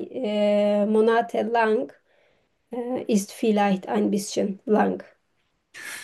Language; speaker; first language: German; non-native, learner; Turkish